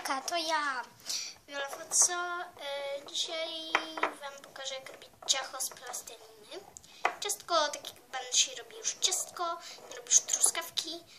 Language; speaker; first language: Polish; early bilingual, heritage; Polish